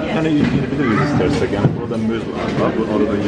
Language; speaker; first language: Turkish; non-native, learner; German